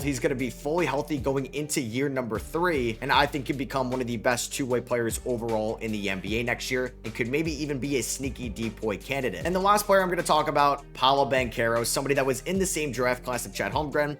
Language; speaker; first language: English; native; English